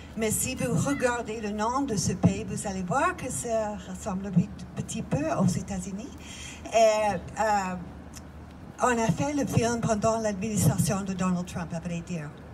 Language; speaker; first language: French; non-native, fluent; English